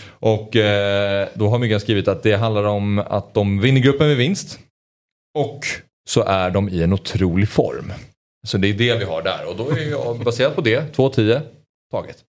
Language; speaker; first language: Swedish; native; Swedish